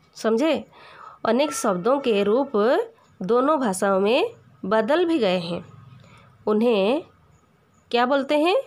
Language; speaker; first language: Hindi; non-native, local second language; Odia